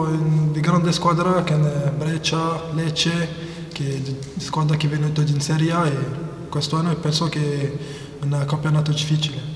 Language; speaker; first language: Italian; non-native, learner; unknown